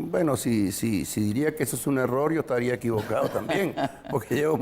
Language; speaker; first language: Spanish; native; Spanish